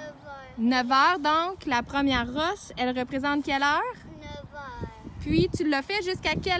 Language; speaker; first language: French; native; French